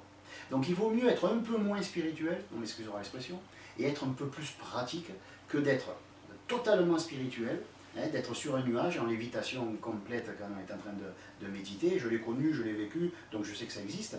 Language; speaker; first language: French; native; French